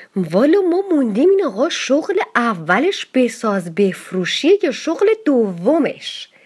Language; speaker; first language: Persian; native; Persian